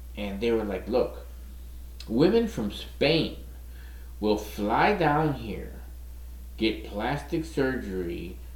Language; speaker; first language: English; native; English